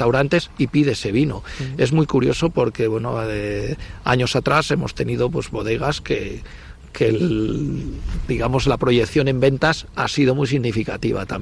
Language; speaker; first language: Spanish; native; Spanish